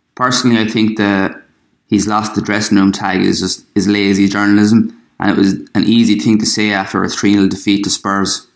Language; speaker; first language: English; native; English